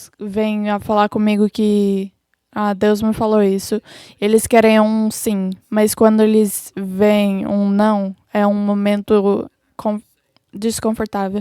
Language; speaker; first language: Portuguese; non-native, fluent; English